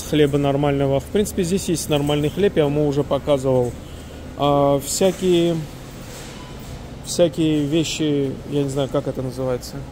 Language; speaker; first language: Russian; native; Russian